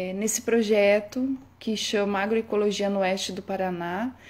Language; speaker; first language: Portuguese; native; Portuguese